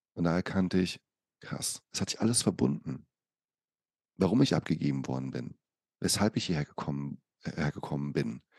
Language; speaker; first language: German; early bilingual, other home language; Portuguese